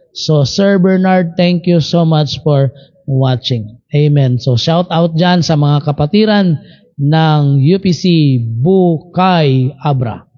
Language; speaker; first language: Filipino; non-native, local second language; Hiligaynon